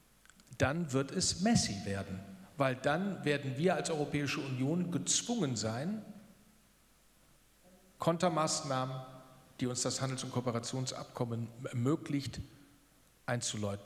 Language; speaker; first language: German; native; German